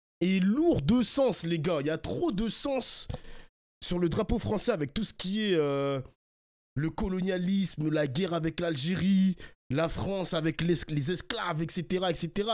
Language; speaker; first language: French; early bilingual, other home language; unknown